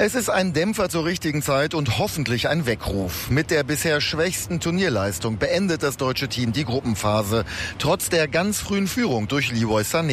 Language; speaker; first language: German; native; German